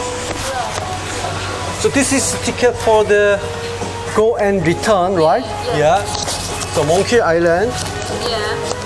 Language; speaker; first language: English; non-native, learner; Korean